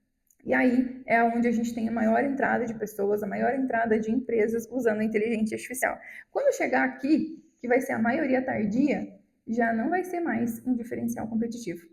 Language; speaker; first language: Portuguese; native; Portuguese